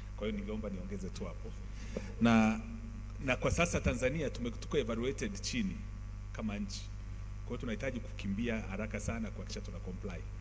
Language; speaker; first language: Swahili; native; Swahili